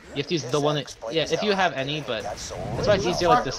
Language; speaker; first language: English; native; English